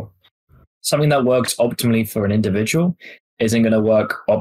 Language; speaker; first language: English; native; English